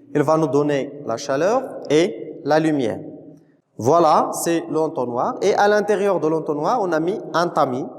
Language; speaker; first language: French; non-native, local second language; Arabic